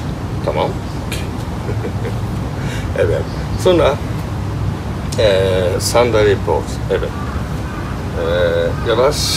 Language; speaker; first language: Turkish; non-native, learner; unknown